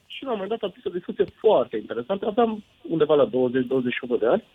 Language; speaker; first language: Romanian; native; Romanian